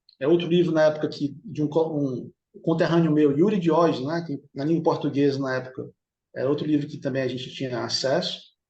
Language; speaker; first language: Portuguese; native; Portuguese